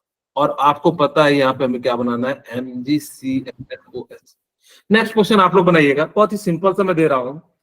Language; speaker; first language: Hindi; native; Hindi